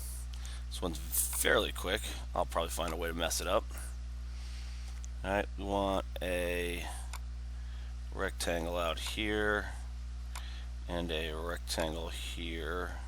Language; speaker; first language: English; native; English